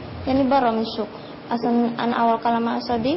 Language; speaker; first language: Arabic; non-native, learner; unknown